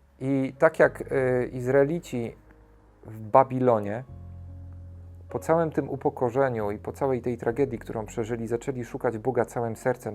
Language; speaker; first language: Polish; native; Polish